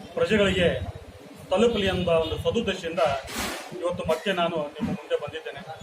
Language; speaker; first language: Kannada; native; Kannada